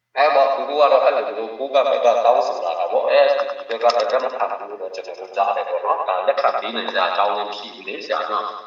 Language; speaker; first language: Burmese; non-native, local second language; Shan